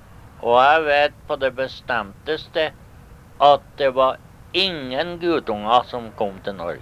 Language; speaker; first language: Norwegian; early bilingual, heritage; Norwegian